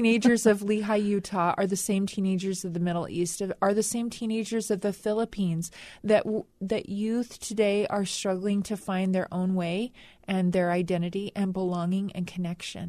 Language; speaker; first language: English; native; English